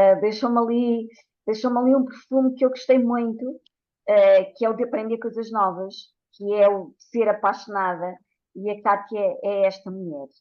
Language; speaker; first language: Portuguese; native; Portuguese